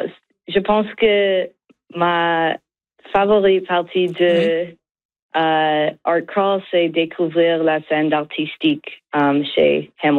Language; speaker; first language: French; non-native, learner; English